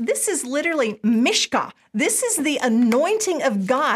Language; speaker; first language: English; native; English